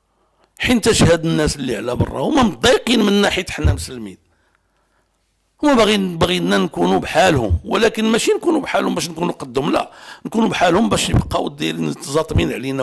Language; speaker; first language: Arabic; native; Arabic